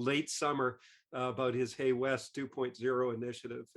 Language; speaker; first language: English; native; English